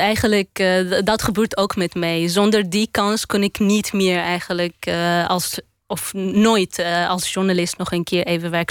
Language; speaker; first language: Dutch; non-native, learner; Arabic